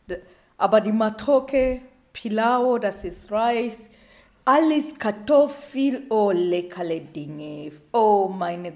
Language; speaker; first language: German; non-native, learner; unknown